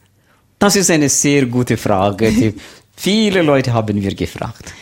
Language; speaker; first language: German; non-native, learner; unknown